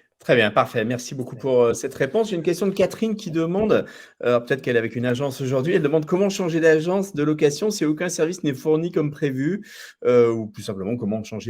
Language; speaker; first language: French; native; French